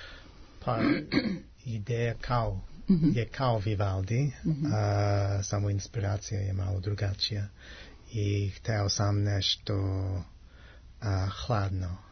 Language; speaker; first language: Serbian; non-native, learner; English